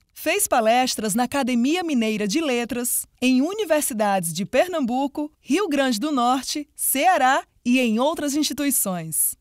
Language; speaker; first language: Portuguese; native; Portuguese